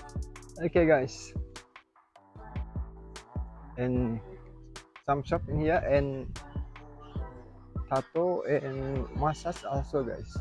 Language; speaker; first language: English; non-native, learner; Indonesian